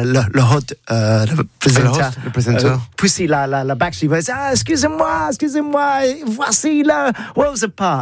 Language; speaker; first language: French; non-native, learner; English